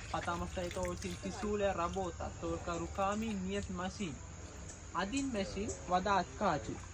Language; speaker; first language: Russian; non-native, learner; Sinhala